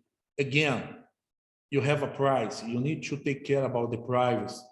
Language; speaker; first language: English; non-native, fluent; Portuguese